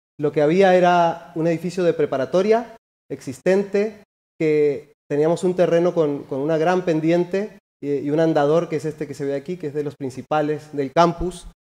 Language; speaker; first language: Spanish; native; Spanish